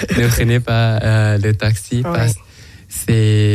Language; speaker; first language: French; non-native, learner; Thai